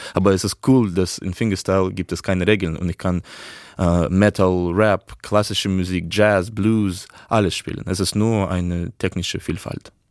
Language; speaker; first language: German; non-native, fluent; Russian